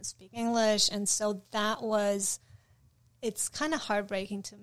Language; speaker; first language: English; non-native, fluent; Polish